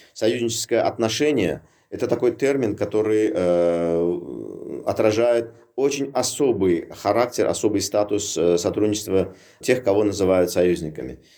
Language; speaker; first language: Russian; non-native, local second language; Uzbek